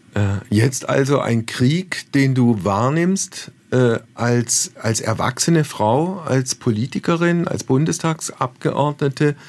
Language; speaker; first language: German; native; German